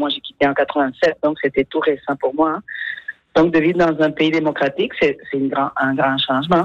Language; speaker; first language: French; non-native, fluent; Spanish